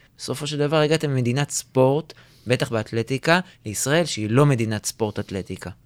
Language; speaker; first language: Hebrew; native; Hebrew